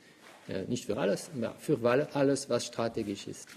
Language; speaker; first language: German; non-native, local second language; French